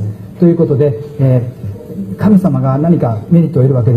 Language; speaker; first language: Japanese; native; Japanese